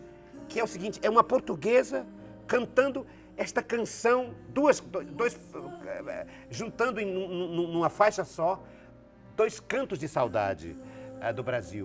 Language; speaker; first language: Portuguese; native; Portuguese